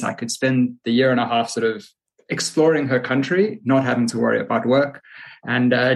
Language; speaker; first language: English; native; English